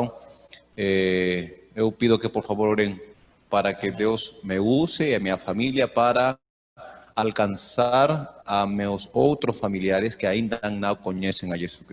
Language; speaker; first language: Portuguese; non-native, fluent; Spanish